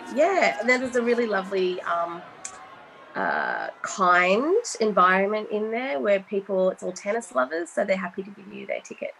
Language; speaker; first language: English; native; English